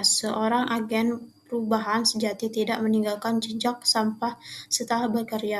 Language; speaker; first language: Indonesian; native; Indonesian